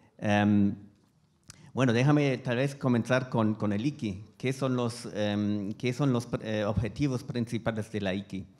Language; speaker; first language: Spanish; non-native, fluent; German